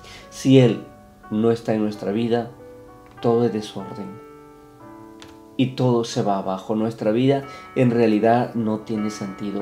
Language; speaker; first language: Spanish; native; Spanish